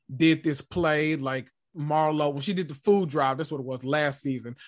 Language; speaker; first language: English; native; English